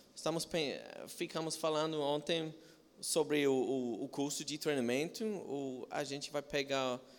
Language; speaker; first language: Portuguese; non-native, fluent; English